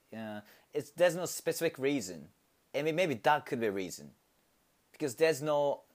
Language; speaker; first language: English; non-native, fluent; Japanese